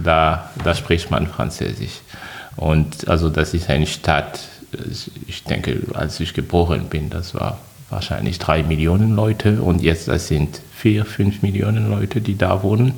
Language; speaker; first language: German; non-native, fluent; French